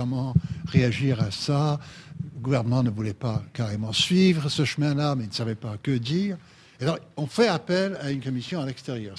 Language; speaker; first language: French; native; French